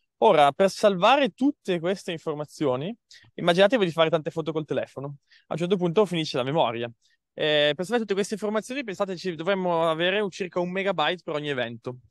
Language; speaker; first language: Italian; native; Italian